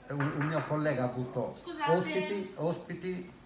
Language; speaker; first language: Italian; native; Italian